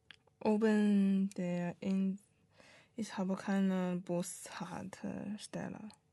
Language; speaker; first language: German; non-native, learner; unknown